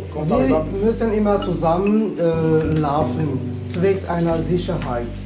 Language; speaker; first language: German; non-native, learner; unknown